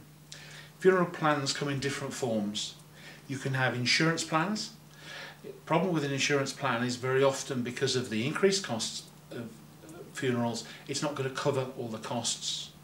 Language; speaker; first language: English; native; English